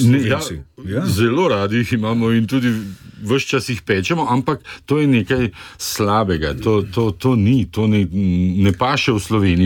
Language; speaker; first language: Slovenian; native; Slovenian